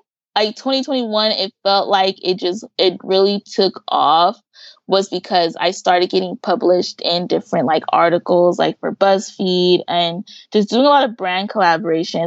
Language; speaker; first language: English; native; English